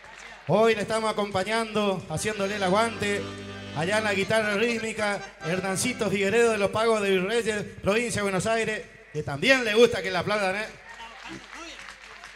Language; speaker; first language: Spanish; native; Spanish